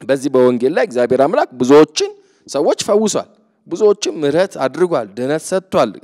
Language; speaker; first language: Amharic; native; Amharic